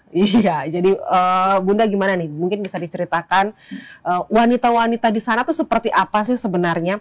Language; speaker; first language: Indonesian; native; Indonesian